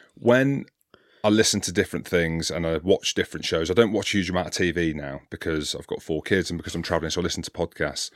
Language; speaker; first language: English; native; English